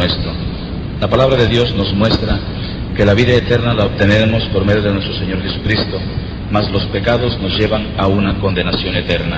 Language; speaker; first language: Spanish; native; Spanish